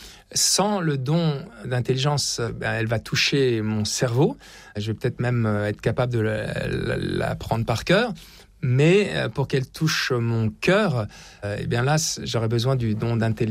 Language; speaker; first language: French; native; French